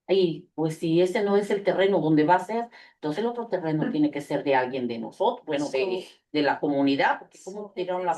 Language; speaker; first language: Spanish; native; Spanish